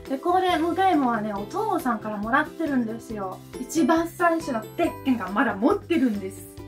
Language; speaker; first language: Japanese; non-native, fluent; Italian